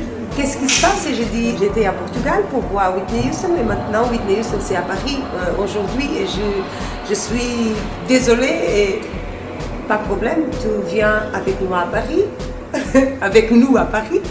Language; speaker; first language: French; non-native, learner; Portuguese